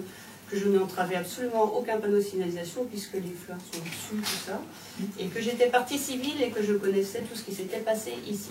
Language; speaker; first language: French; native; French